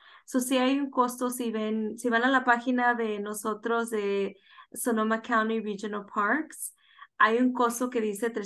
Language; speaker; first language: Spanish; early bilingual, heritage; Spanish